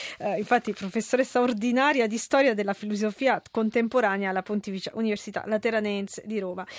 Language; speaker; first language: Italian; native; Italian